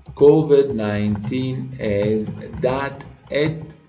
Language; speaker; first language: English; non-native, fluent; Persian